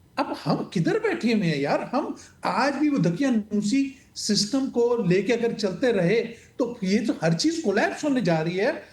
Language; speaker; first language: Urdu; non-native, local second language; Punjabi